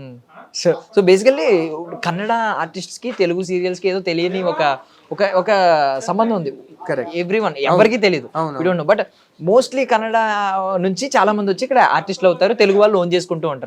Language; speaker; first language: Telugu; native; Telugu